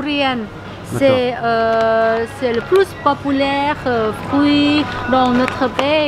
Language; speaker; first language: French; non-native, learner; Thai